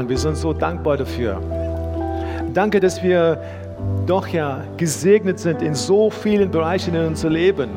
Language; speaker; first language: German; non-native, fluent; English